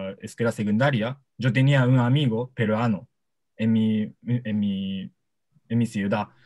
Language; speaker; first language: Spanish; non-native, learner; Japanese